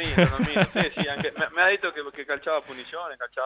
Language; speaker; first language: Italian; non-native, learner; Spanish